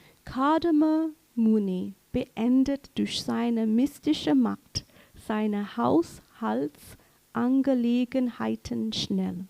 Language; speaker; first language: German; non-native, learner; English